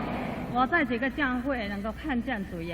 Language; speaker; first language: Chinese; native; Chinese